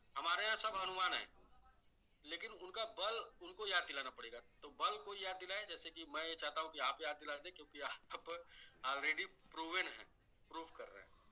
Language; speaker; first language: Hindi; native; Hindi